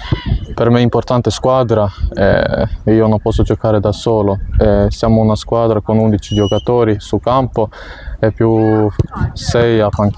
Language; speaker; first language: Italian; non-native, learner; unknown